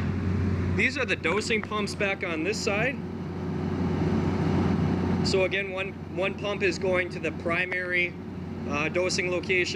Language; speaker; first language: English; native; English